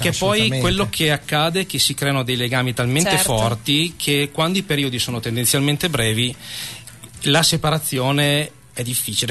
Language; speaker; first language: Italian; native; Italian